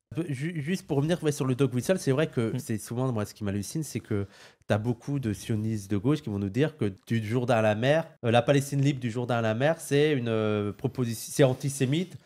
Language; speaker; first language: French; native; French